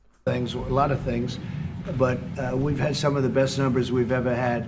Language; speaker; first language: English; native; English